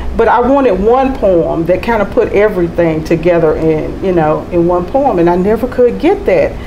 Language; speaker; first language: English; native; English